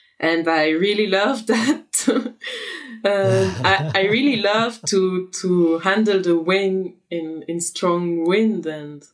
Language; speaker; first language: English; non-native, fluent; French